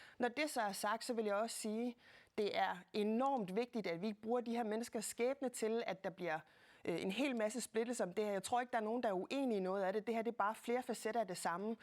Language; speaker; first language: Danish; early bilingual, other home language; Kalaallisut